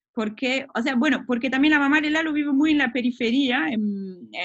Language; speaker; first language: Spanish; non-native, fluent; German